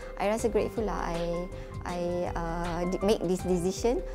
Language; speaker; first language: English; non-native, local second language; Malay